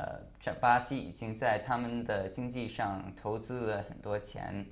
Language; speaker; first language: Chinese; non-native, learner; English